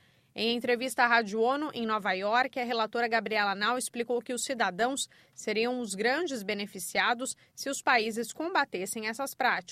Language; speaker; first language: Portuguese; native; Portuguese